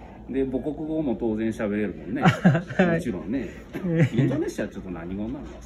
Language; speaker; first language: Japanese; native; Japanese